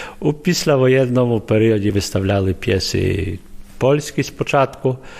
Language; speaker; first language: Ukrainian; early bilingual, heritage; Ukrainian